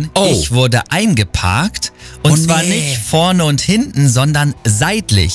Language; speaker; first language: German; native; German